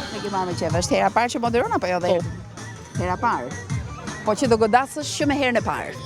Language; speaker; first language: Albanian; native; Albanian